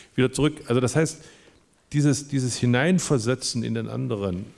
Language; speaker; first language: German; non-native, local second language; Upper Sorbian